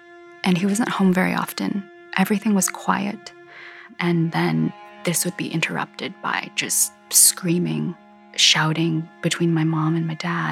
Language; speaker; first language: English; native; English